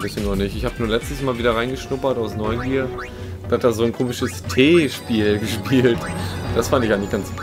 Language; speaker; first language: German; native; German